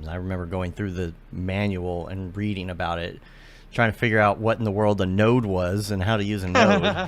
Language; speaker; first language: English; native; English